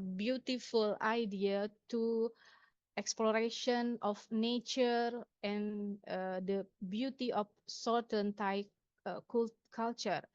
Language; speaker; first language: English; non-native, local second language; Indonesian